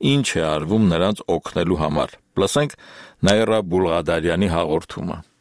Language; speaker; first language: Armenian; native; Armenian